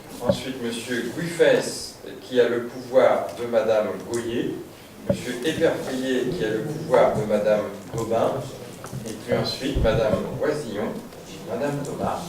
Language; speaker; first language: French; native; French